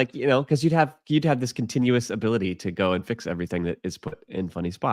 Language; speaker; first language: English; native; English